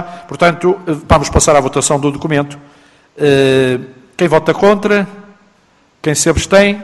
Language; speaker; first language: Portuguese; native; Portuguese